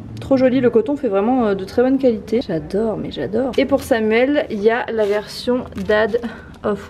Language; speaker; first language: French; native; French